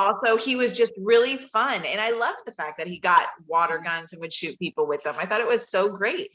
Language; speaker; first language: English; native; English